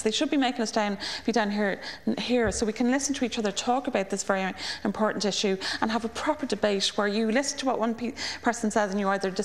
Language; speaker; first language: English; native; English